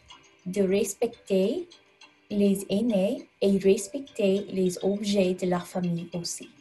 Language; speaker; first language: French; non-native, learner; English